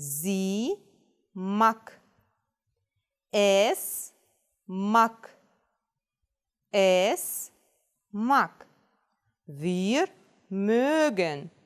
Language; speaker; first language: German; non-native, fluent; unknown